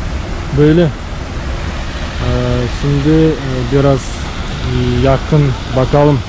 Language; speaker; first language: Turkish; non-native, learner; Bashkir